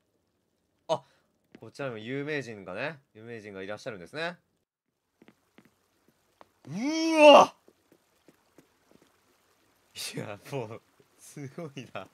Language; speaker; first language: Japanese; native; Japanese